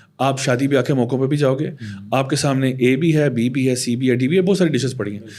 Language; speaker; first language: Urdu; native; Urdu